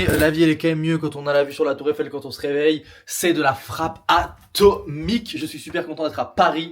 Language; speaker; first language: French; native; French